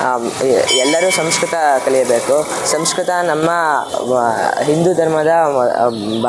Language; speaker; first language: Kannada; non-native, local second language; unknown